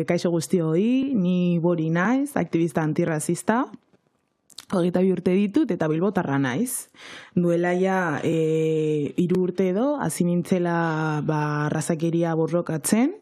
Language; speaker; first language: Basque; non-native, local second language; Spanish